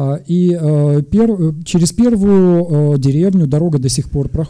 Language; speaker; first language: Russian; native; Russian